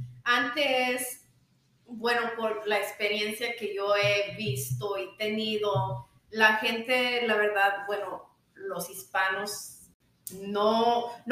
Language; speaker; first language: Spanish; early bilingual, other home language; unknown